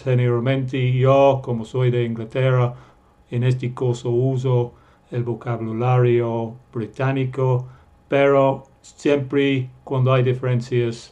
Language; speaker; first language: Spanish; non-native, fluent; English